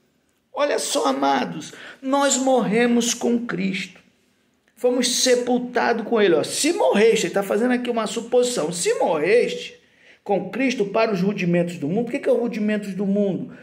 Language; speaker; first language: Portuguese; native; Portuguese